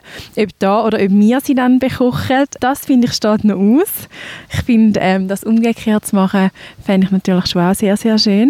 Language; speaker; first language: German; native; German